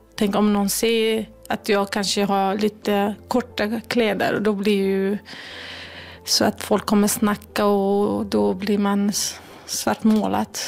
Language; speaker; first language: Swedish; non-native, fluent; Kurdish